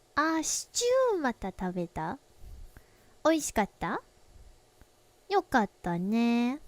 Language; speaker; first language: Japanese; non-native, learner; English